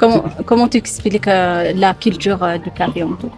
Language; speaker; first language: French; non-native, learner; Amharic